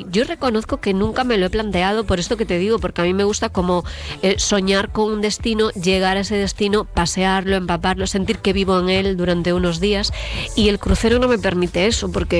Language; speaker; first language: Spanish; native; Spanish